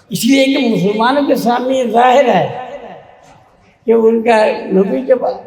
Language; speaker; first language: Urdu; non-native, fluent; Bangla